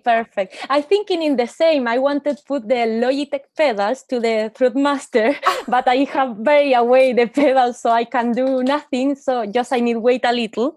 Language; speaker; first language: English; non-native, learner; Spanish